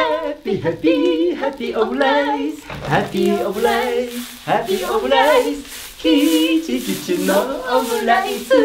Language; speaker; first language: Japanese; native; Japanese